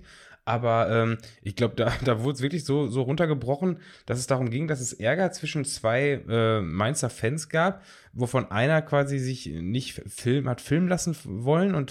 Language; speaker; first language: German; native; German